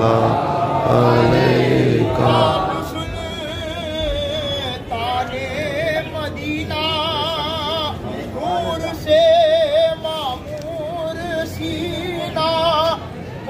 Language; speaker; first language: Urdu; native; Urdu